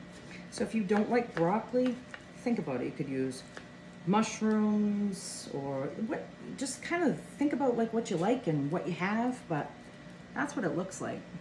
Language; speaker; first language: English; native; English